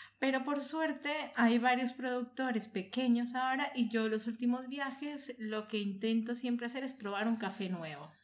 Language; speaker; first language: Spanish; native; Spanish